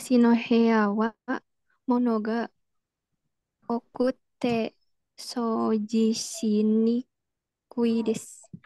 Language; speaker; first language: Japanese; non-native, learner; Indonesian